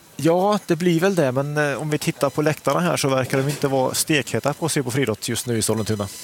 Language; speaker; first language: Swedish; native; Swedish